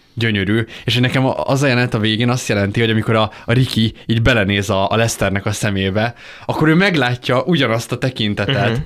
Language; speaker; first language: Hungarian; native; Hungarian